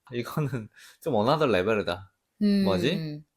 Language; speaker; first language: Korean; native; Korean